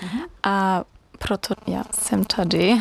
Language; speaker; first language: Czech; non-native, learner; German